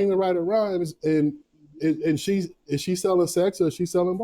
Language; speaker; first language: English; native; English